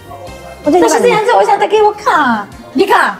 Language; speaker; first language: Chinese; non-native, learner; Ukrainian